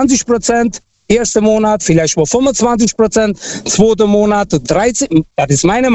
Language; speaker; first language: German; non-native, fluent; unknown